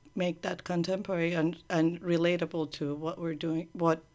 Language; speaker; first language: English; early bilingual, other home language; Persian